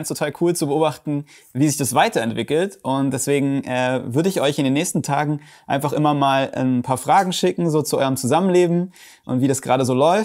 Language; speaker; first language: German; native; German